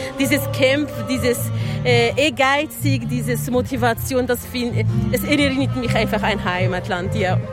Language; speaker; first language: German; non-native, fluent; Kurdish